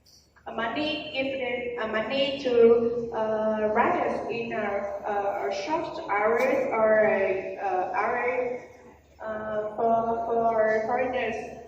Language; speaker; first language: English; non-native, learner; Vietnamese